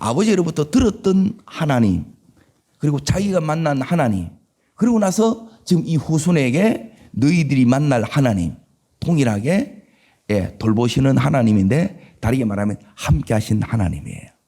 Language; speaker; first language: Korean; native; Korean